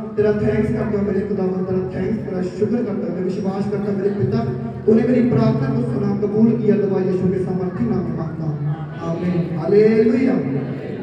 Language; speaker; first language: Urdu; non-native, local second language; Punjabi